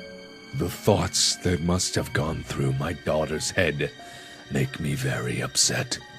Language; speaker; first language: English; native; English